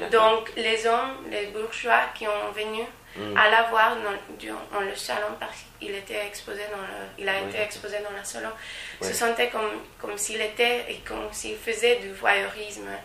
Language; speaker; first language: French; non-native, learner; Spanish